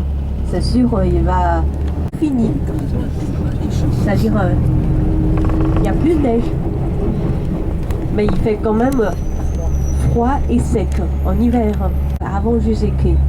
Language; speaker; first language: French; non-native, learner; Chinese